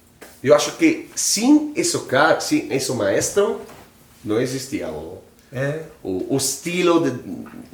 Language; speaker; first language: Portuguese; non-native, fluent; Italian